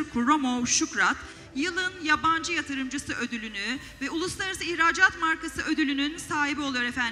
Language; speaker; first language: Turkish; native; Turkish